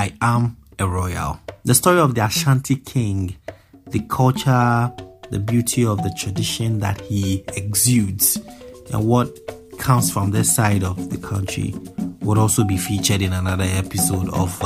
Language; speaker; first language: English; non-native, local second language; Akan